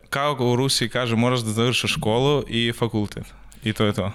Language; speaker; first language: Serbian; non-native, learner; Russian